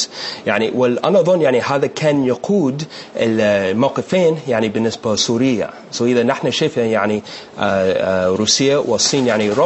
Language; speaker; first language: Arabic; non-native, learner; English